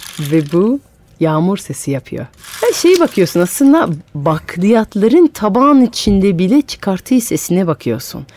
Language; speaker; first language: Turkish; non-native, fluent; French